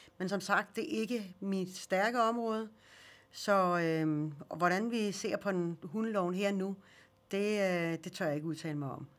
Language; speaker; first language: Danish; early bilingual, other home language; Swedish